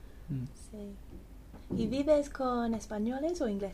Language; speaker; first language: Spanish; non-native, learner; English